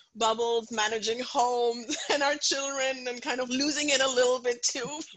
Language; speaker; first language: English; non-native, local second language; Punjabi